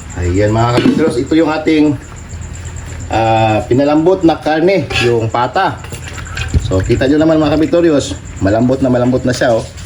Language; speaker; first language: Filipino; non-native, local second language; Cebuano